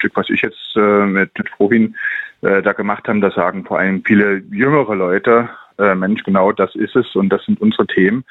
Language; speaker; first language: German; native; German